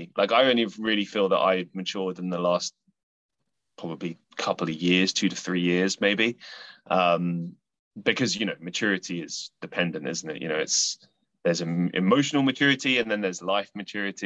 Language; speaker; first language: English; native; English